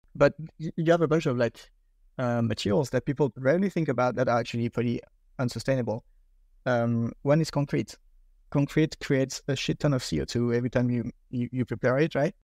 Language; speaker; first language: English; non-native, fluent; French